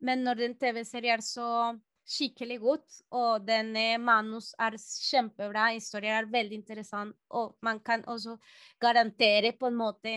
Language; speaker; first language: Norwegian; non-native, fluent; Spanish